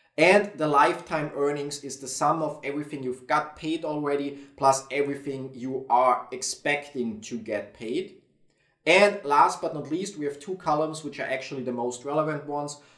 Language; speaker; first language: English; non-native, fluent; German